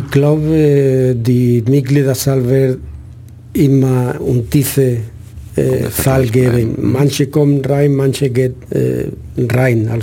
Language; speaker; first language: German; non-native, fluent; Spanish